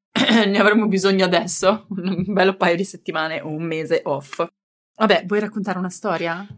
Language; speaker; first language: Italian; native; Italian